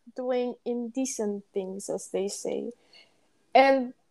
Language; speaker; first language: English; non-native, fluent; Spanish